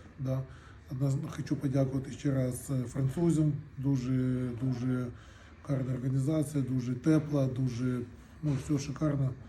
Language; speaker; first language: Ukrainian; non-native, local second language; Russian